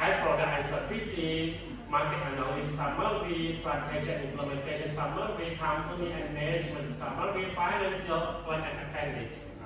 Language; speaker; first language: English; non-native, learner; Indonesian